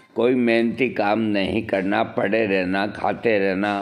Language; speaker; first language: Hindi; native; Hindi